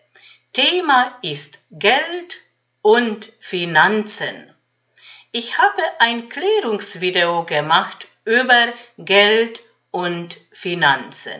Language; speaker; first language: German; non-native, fluent; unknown